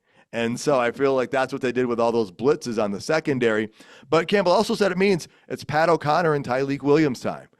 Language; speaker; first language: English; native; English